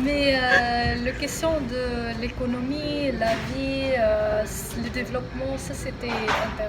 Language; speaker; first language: French; non-native, local second language; Arabic